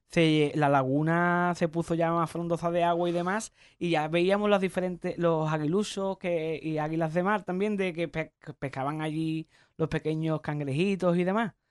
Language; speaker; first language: Spanish; native; Spanish